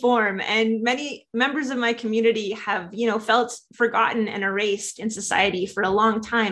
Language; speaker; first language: English; native; English